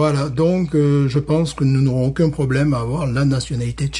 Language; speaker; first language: French; native; French